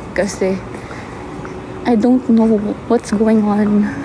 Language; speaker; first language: English; non-native, local second language; Filipino